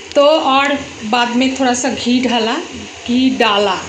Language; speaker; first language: Hindi; non-native, local second language; Bangla